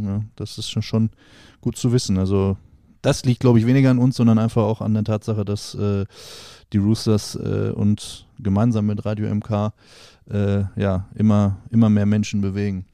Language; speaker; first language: German; native; German